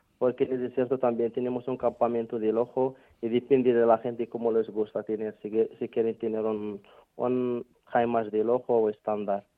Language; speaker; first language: Spanish; non-native, fluent; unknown